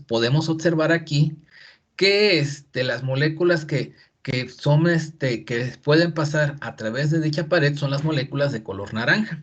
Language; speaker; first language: Spanish; native; Spanish